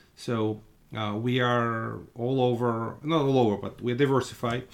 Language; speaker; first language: English; non-native, fluent; Russian